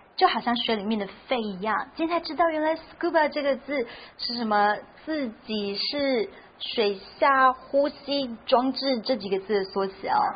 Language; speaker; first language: Chinese; native; Chinese